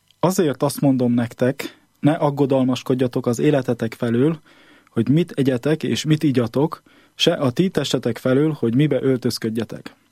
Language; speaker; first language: Hungarian; native; Hungarian